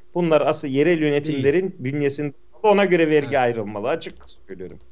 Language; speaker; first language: Turkish; non-native, local second language; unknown